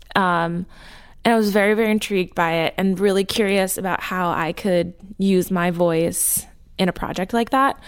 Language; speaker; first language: English; native; English